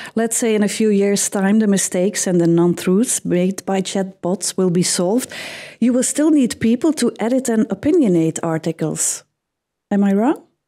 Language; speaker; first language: English; non-native, fluent; Dutch